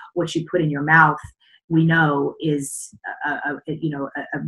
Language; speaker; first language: English; native; English